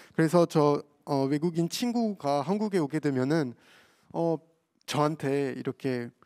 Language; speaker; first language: Korean; non-native, fluent; French